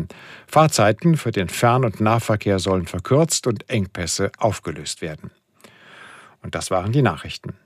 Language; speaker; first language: German; native; German